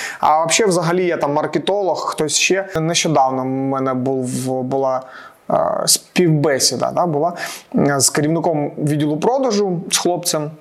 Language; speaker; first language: Ukrainian; non-native, local second language; Russian